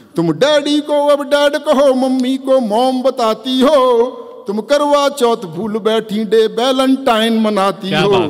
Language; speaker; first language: Hindi; native; Hindi